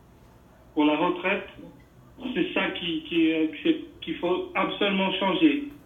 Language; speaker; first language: French; non-native, fluent; Portuguese